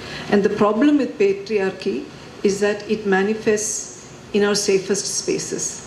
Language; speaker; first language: English; non-native, local second language; Malayalam